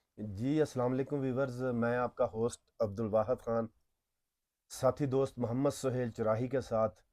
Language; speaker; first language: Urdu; non-native, local second language; Punjabi